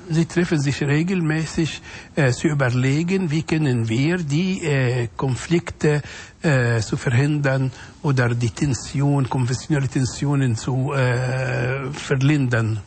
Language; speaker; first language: German; non-native, fluent; Arabic